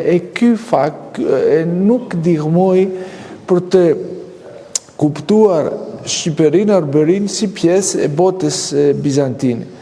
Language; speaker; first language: Albanian; non-native, fluent; Greek